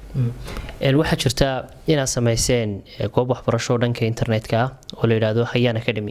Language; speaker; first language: Somali; native; Somali